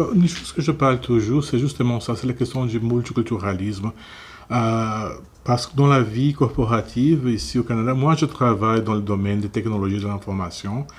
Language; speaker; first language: French; non-native, fluent; Portuguese